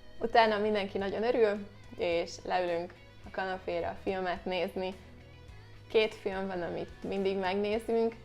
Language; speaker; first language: Hungarian; native; Hungarian